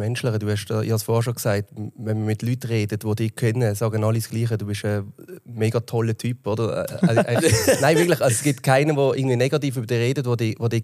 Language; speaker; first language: German; native; German